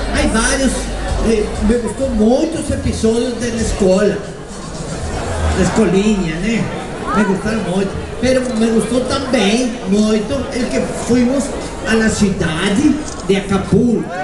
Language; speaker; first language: Portuguese; non-native, learner; Spanish